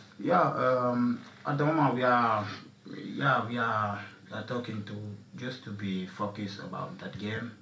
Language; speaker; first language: English; non-native, learner; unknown